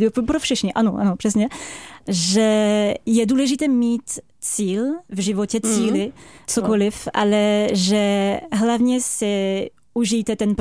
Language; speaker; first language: Czech; non-native, fluent; French